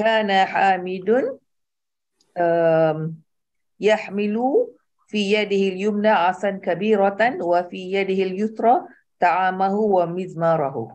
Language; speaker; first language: Arabic; non-native, learner; Indonesian